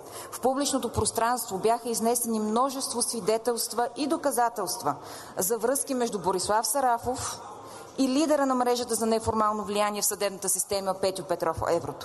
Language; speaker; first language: Bulgarian; native; Bulgarian